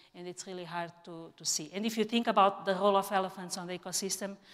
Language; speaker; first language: English; non-native, fluent; Portuguese